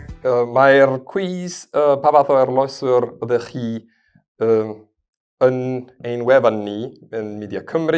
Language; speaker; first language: Welsh; non-native, learner; Spanish